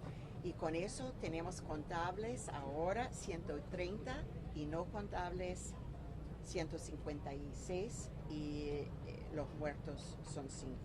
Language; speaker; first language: Spanish; non-native, fluent; English